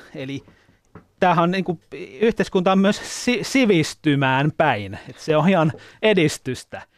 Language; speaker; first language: Finnish; native; Finnish